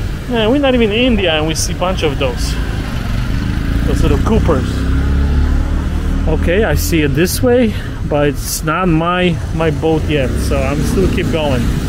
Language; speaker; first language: English; non-native, fluent; Polish